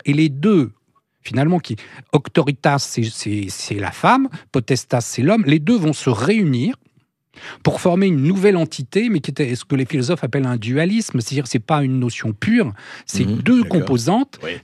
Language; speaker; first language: French; native; French